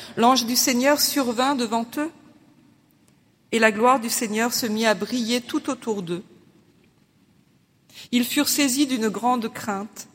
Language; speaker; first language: French; native; French